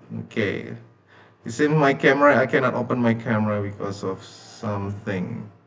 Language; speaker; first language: English; non-native, fluent; Indonesian